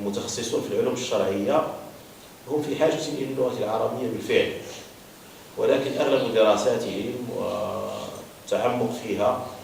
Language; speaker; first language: Arabic; native; Arabic